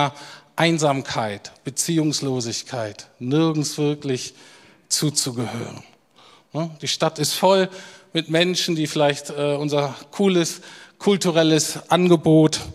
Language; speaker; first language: German; native; German